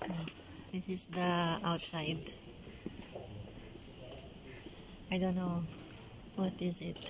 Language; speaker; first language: English; non-native, fluent; Filipino